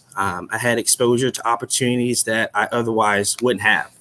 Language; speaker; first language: English; native; English